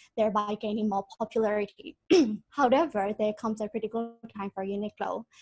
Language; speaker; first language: English; non-native, fluent; Burmese